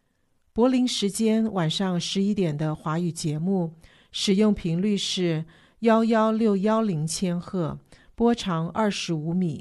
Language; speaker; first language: Chinese; native; Chinese